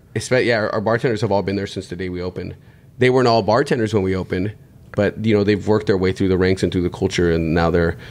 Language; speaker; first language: English; native; English